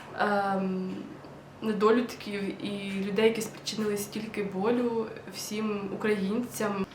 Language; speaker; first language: Ukrainian; non-native, local second language; Russian